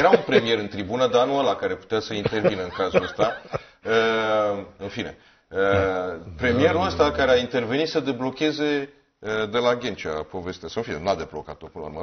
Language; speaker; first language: Romanian; native; Romanian